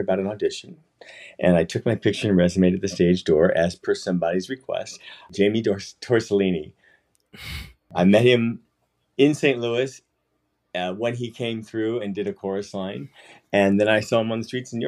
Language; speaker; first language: English; native; English